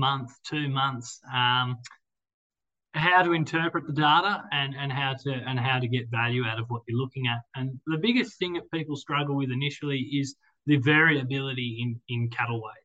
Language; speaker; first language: English; native; English